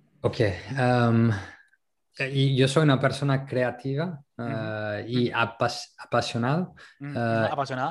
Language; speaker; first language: Spanish; non-native, local second language; French